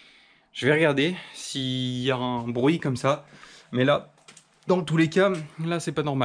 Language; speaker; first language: French; native; French